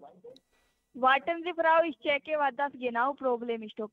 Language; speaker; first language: German; non-native, learner; Hindi